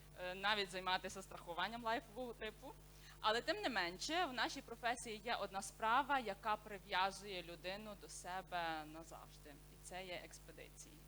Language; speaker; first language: Ukrainian; native; Ukrainian